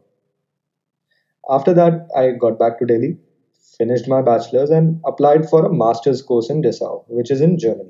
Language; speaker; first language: English; non-native, local second language; Hindi